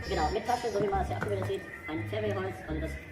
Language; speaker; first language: German; native; German